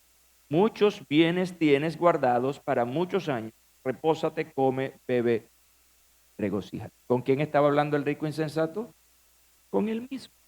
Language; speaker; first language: Spanish; native; Spanish